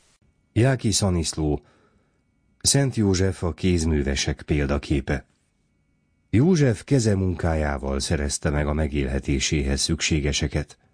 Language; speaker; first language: Hungarian; native; Hungarian